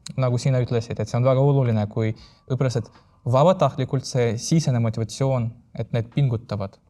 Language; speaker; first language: Estonian; non-native, local second language; Russian